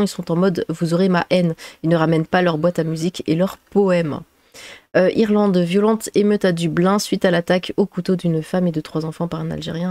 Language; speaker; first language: French; native; French